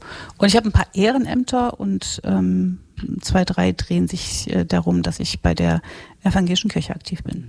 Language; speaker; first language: German; native; German